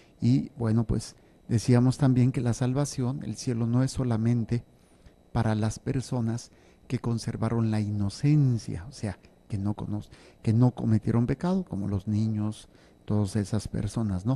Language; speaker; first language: Spanish; native; Spanish